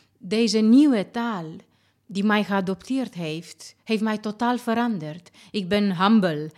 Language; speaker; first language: Dutch; non-native, fluent; Romanian